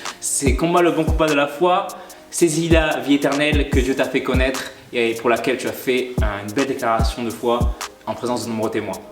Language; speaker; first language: French; early bilingual, other home language; Malagasy